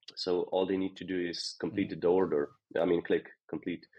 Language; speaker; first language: English; non-native, fluent; Slovenian